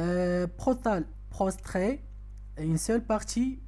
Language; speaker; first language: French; non-native, local second language; Arabic